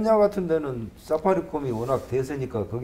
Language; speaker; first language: Korean; native; Korean